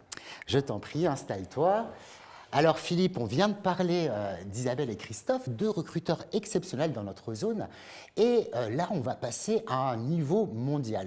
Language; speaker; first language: French; native; French